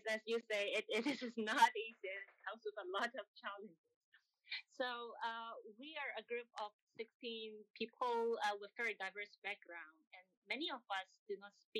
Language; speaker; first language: English; non-native, local second language; Cantonese